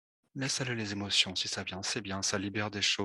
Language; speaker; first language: French; native; French